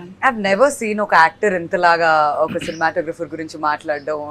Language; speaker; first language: Telugu; native; Telugu